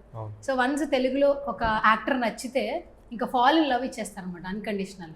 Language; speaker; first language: Telugu; native; Telugu